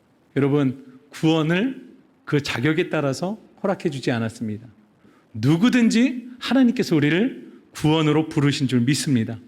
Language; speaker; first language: Korean; native; Korean